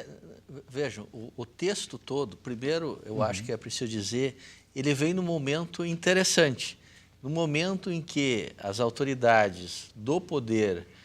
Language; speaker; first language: Portuguese; native; Portuguese